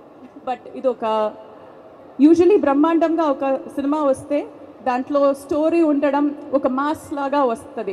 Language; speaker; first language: Telugu; non-native, fluent; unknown